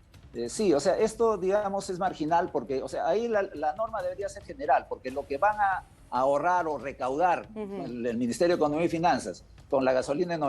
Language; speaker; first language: Spanish; native; Spanish